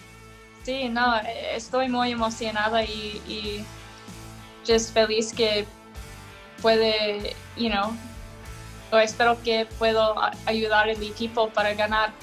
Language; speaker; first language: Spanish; non-native, learner; English